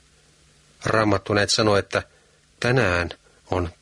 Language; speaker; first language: Finnish; native; Finnish